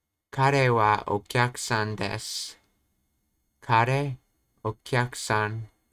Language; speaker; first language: Japanese; non-native, learner; English